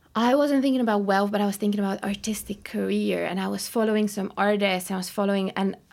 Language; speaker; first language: English; non-native, fluent; Bulgarian